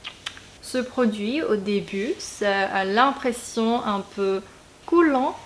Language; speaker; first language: French; non-native, fluent; Korean